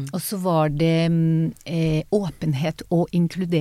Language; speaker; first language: Norwegian; non-native, fluent; Hebrew